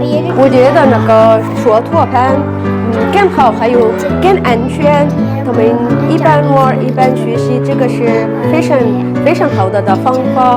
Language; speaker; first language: Chinese; non-native, fluent; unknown